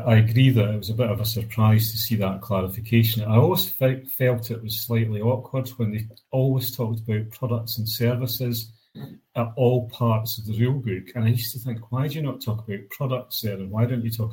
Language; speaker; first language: English; native; English